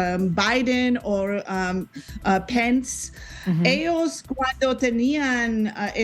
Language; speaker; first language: Spanish; non-native, learner; English